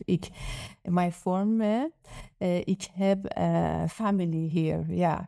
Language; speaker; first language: Dutch; non-native, learner; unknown